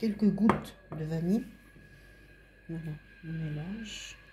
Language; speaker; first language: French; non-native, local second language; Arabic